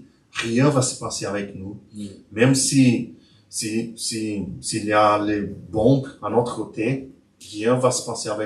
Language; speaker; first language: French; non-native, learner; Portuguese